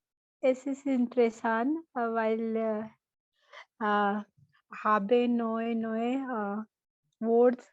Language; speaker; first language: German; non-native, learner; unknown